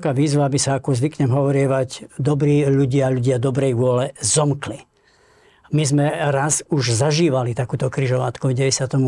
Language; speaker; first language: Slovak; native; Slovak